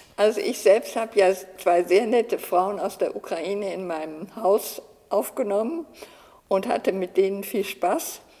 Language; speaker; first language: German; native; German